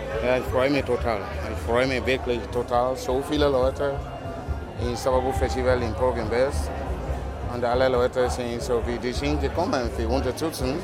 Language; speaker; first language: German; non-native, learner; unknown